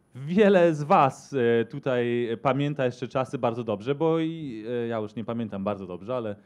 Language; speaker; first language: Polish; native; Polish